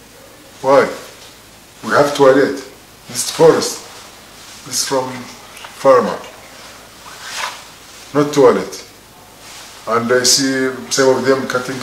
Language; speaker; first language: English; non-native, learner; Arabic